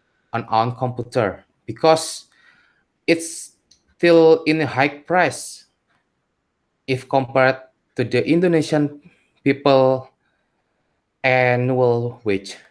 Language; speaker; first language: English; non-native, learner; Indonesian